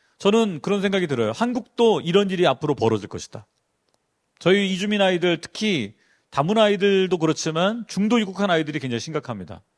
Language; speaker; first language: Korean; native; Korean